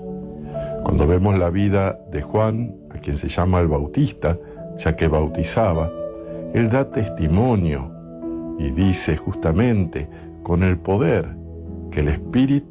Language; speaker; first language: Spanish; native; Spanish